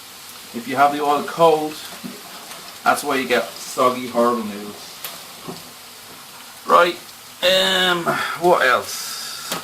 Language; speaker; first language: English; native; English